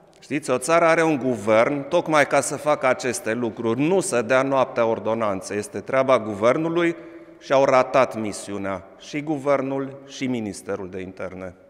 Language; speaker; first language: Romanian; non-native, local second language; German